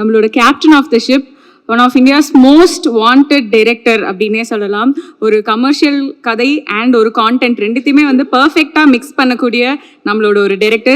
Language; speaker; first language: Tamil; native; Tamil